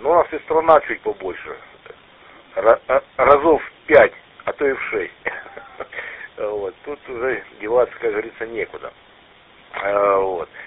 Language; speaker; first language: Russian; native; Russian